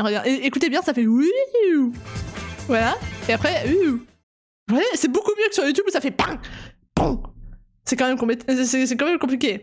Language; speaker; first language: French; native; French